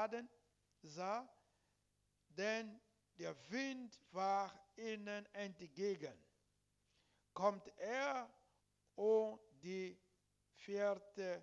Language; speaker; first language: German; non-native, learner; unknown